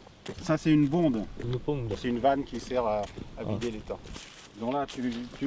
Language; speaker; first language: French; native; French